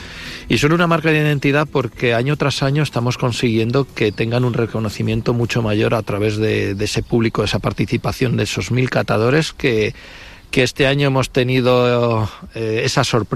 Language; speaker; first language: Spanish; native; Spanish